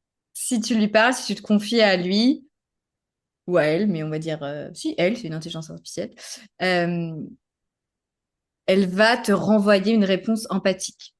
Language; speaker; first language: French; native; French